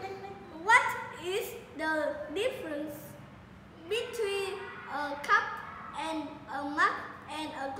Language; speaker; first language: English; non-native, learner; Vietnamese